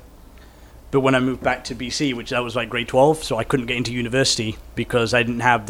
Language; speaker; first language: English; native; English